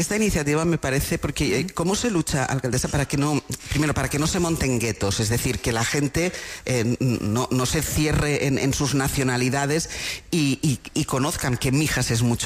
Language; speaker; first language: Spanish; native; Spanish